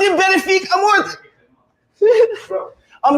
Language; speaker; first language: Spanish; non-native, learner; English